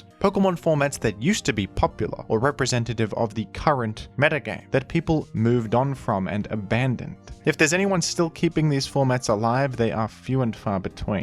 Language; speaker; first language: English; native; English